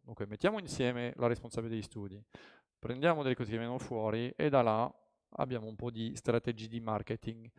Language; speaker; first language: Italian; non-native, fluent; French